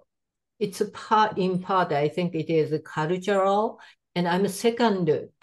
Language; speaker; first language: English; non-native, fluent; Japanese